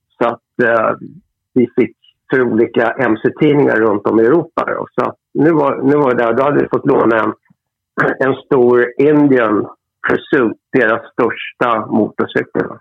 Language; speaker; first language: Swedish; native; Swedish